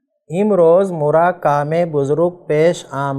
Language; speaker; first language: Persian; non-native, fluent; Urdu